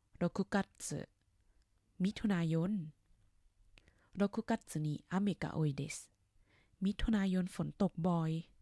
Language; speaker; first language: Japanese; non-native, fluent; Thai